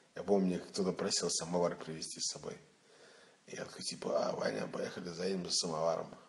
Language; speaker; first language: Russian; native; Russian